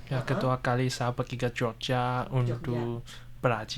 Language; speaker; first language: Indonesian; non-native, learner; Chinese